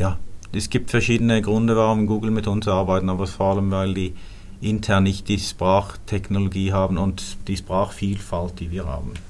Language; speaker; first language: German; non-native, fluent; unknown